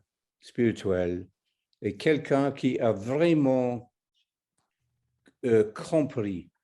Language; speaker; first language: French; non-native, fluent; English